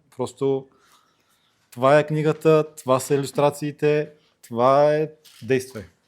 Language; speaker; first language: Bulgarian; native; Bulgarian